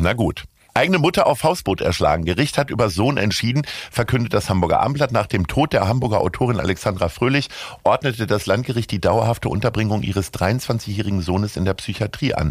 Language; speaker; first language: German; native; German